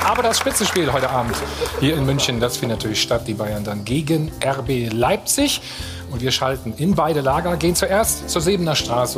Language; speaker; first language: German; native; German